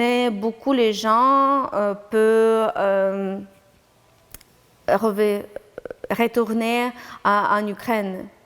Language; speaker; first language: French; non-native, learner; Ukrainian